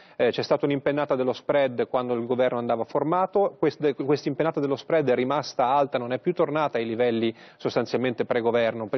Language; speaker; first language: Italian; native; Italian